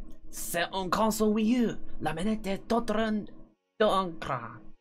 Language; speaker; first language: French; non-native, learner; English